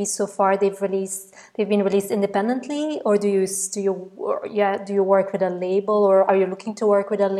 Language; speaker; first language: English; non-native, fluent; Dutch